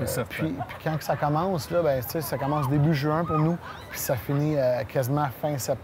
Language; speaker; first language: French; native; French